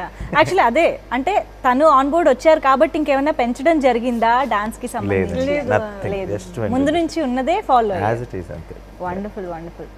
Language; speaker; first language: Telugu; native; Telugu